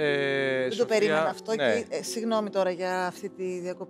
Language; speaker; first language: Greek; native; Greek